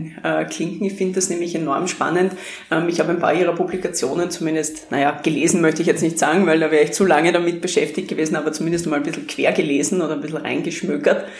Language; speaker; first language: German; native; German